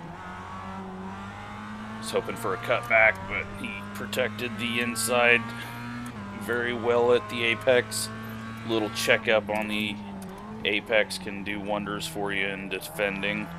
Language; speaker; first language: English; native; English